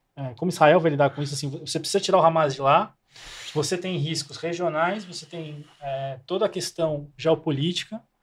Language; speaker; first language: Portuguese; native; Portuguese